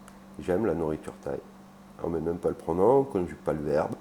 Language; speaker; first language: French; native; French